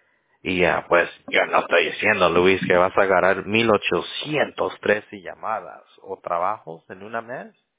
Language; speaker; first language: Spanish; early bilingual, heritage; Spanish